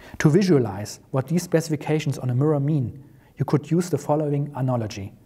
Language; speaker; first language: English; non-native, fluent; German